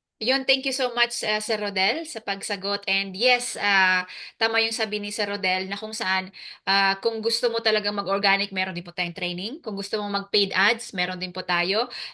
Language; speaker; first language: Filipino; native; Filipino